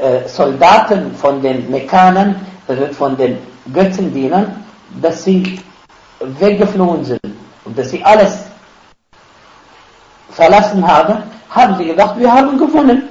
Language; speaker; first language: German; non-native, fluent; Arabic